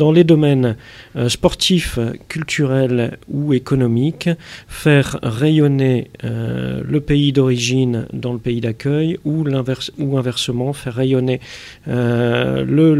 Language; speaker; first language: French; native; French